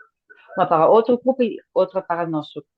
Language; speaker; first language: Portuguese; non-native, fluent; Spanish